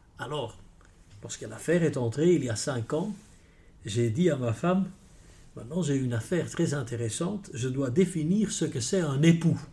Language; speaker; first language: French; non-native, local second language; Dutch